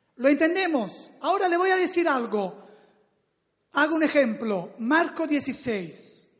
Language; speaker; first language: Spanish; non-native, fluent; Italian